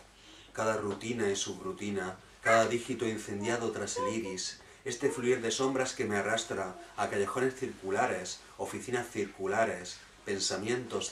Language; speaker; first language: Spanish; native; Spanish